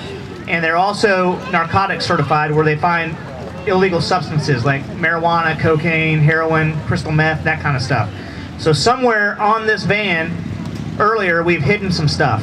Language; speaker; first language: English; native; English